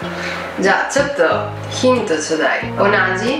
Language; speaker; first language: Japanese; non-native, fluent; Italian